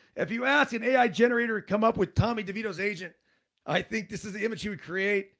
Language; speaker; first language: English; native; English